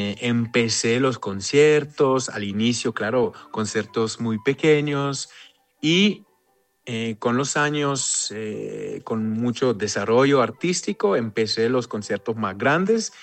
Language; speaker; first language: Spanish; non-native, fluent; Hebrew